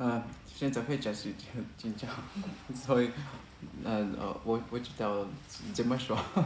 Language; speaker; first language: Chinese; non-native, learner; Japanese